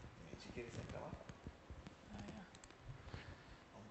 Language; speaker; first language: Spanish; native; Spanish